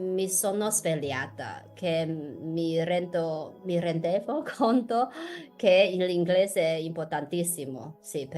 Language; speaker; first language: Italian; non-native, fluent; Chinese